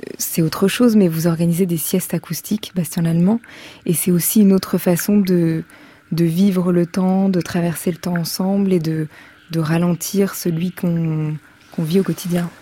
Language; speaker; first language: French; native; French